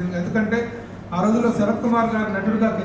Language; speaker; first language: Telugu; native; Telugu